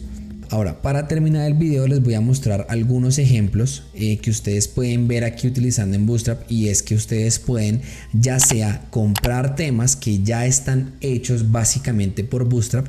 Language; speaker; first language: Spanish; native; Spanish